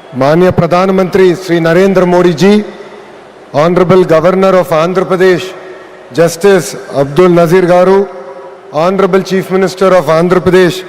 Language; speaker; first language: Hindi; non-native, local second language; Telugu